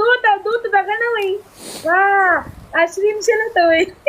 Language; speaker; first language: Arabic; non-native, learner; Pashto